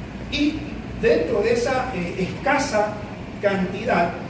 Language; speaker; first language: Spanish; native; Spanish